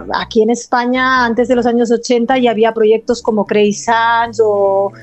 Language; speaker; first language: Spanish; non-native, local second language; Catalan